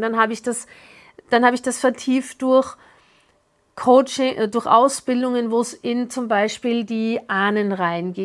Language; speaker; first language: German; native; German